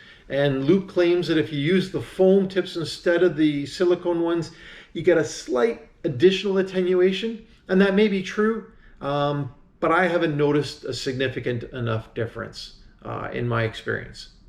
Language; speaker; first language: English; native; English